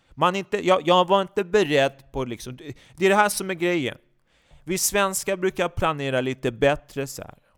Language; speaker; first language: Swedish; native; Swedish